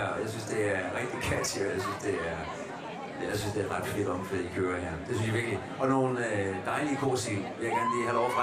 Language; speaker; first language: Danish; native; Danish